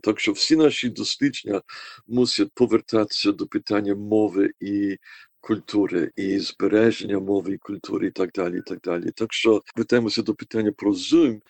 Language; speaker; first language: Ukrainian; early bilingual, heritage; Ukrainian